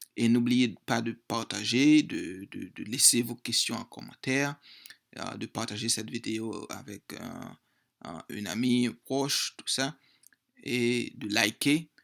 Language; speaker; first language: French; non-native, local second language; Haitian Creole